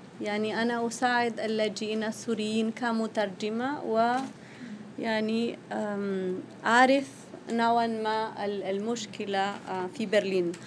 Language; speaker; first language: Arabic; non-native, fluent; Spanish